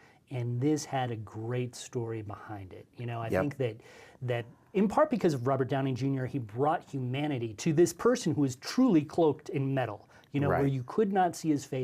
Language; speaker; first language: English; native; English